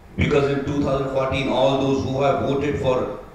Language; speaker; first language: English; non-native, local second language; Marathi